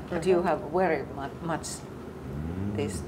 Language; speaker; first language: English; non-native, learner; Finnish